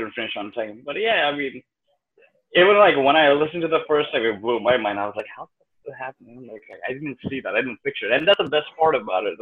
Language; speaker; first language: English; non-native, local second language; Nepali